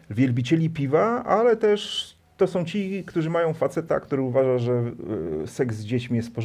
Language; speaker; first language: Polish; native; Polish